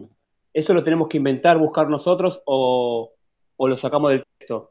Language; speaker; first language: Spanish; native; Spanish